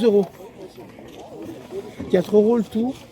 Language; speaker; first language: French; native; French